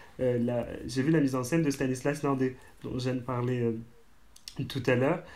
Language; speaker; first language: French; native; French